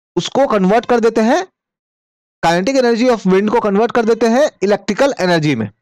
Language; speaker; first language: Hindi; native; Hindi